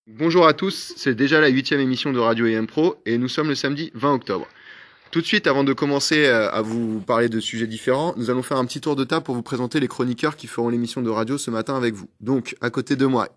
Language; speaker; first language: French; native; French